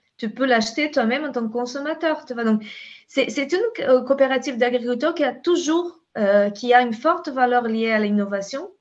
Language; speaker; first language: French; non-native, fluent; Portuguese